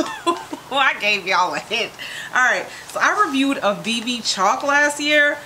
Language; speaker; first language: English; native; English